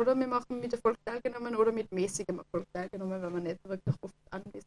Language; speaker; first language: German; native; German